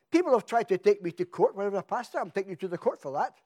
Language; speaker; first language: English; native; English